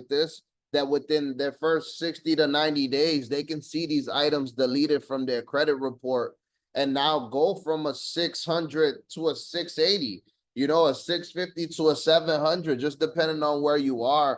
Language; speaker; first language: English; native; English